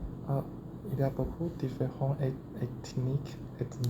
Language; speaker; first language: French; non-native, learner; Chinese